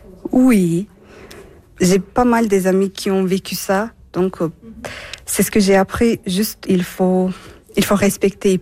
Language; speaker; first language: French; non-native, learner; Turkish